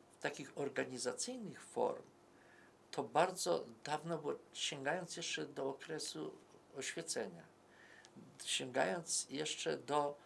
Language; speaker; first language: Polish; native; Polish